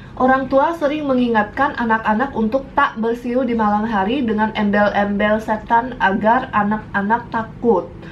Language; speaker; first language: Indonesian; early bilingual, other home language; Korean